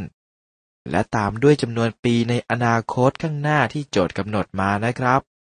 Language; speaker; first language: Thai; native; Thai